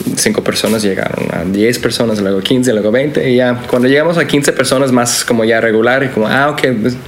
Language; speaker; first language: Spanish; non-native, fluent; English